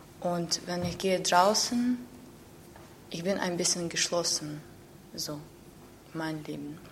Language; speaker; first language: German; non-native, learner; Ukrainian